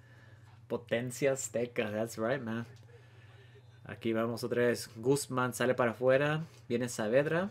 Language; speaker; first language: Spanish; early bilingual, heritage; Spanish